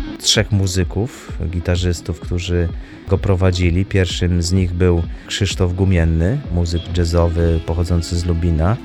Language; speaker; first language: Polish; native; Polish